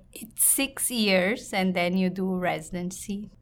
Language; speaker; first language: English; non-native, fluent; Portuguese